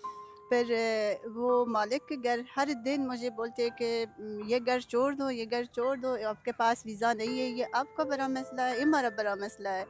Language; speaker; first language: Hindi; non-native, learner; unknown